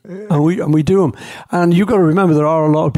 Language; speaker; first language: English; native; English